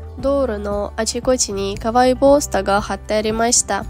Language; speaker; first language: Japanese; non-native, fluent; Ukrainian